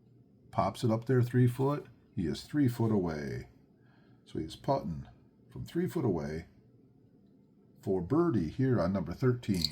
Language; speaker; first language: English; native; English